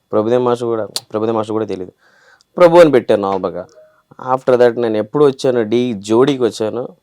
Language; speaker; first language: Telugu; native; Telugu